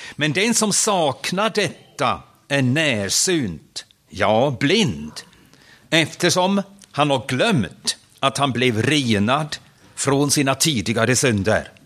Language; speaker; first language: Swedish; non-native, fluent; German